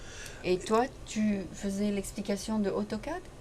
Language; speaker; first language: French; native; French